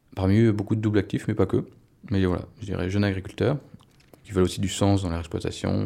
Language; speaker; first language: French; native; French